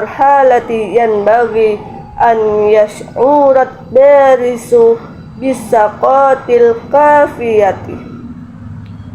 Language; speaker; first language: Arabic; non-native, learner; Indonesian